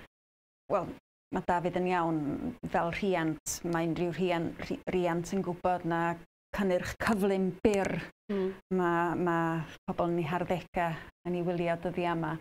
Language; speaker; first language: Welsh; native; Welsh